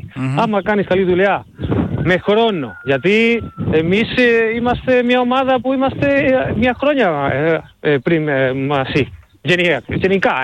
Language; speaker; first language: Greek; non-native, learner; Spanish